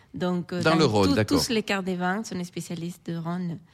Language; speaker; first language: French; non-native, fluent; Spanish